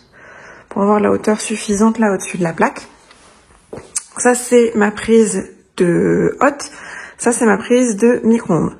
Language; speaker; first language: French; native; French